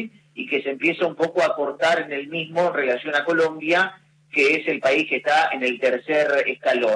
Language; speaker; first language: Spanish; native; Spanish